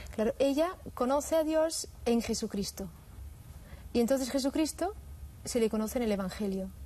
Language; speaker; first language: Spanish; non-native, fluent; Swiss German